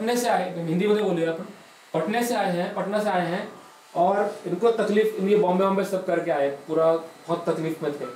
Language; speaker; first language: Hindi; non-native, local second language; Marathi